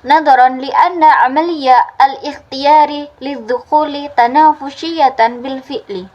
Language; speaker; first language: Arabic; non-native, fluent; Indonesian